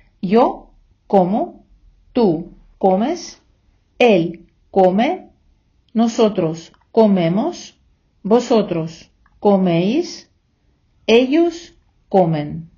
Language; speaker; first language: Spanish; non-native, fluent; Ukrainian